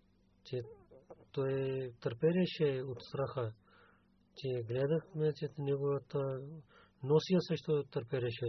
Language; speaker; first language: Bulgarian; non-native, learner; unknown